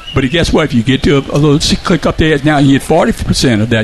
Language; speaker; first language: English; native; English